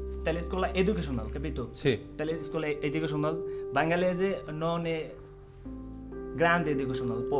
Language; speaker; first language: Italian; non-native, learner; Bangla